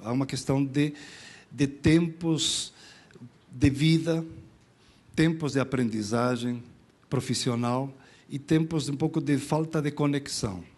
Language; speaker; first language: Portuguese; non-native, fluent; Spanish